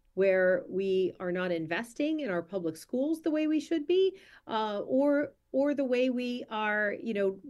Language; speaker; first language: English; native; English